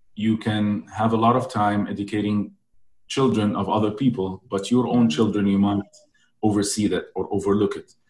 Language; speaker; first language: English; non-native, fluent; Arabic